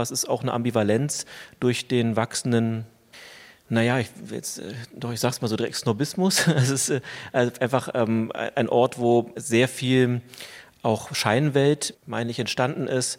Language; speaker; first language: German; native; German